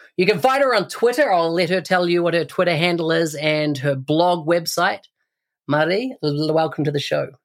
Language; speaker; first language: English; native; English